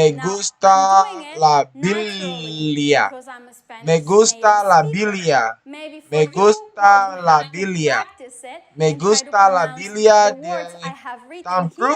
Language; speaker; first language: Spanish; non-native, learner; English